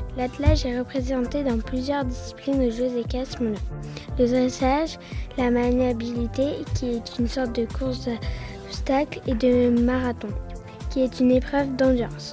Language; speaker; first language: French; native; French